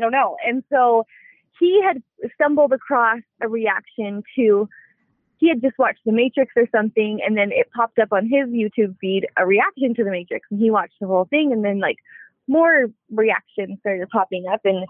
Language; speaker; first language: English; native; English